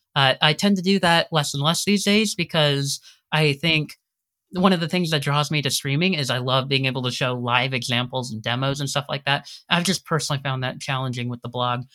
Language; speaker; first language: English; native; English